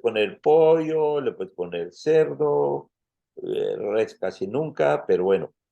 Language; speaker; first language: Spanish; native; Spanish